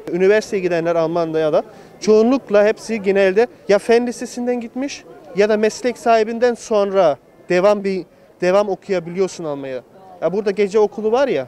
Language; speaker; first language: Turkish; early bilingual, heritage; Turkish